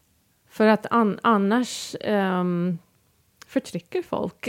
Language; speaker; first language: Swedish; non-native, fluent; English